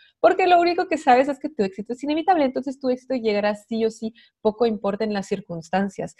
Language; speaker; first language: Spanish; non-native, fluent; French